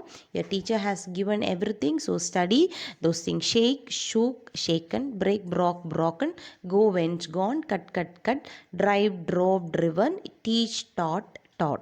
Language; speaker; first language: English; non-native, local second language; Malayalam